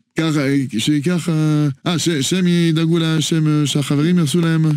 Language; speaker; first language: Hebrew; non-native, fluent; French